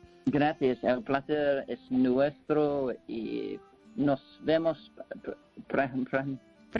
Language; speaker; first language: Spanish; non-native, learner; English